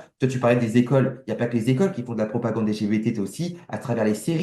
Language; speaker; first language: French; native; French